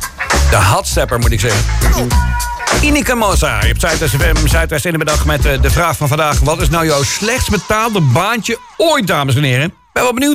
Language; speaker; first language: Dutch; native; Dutch